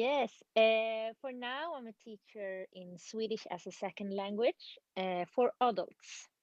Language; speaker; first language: English; non-native, fluent; Swedish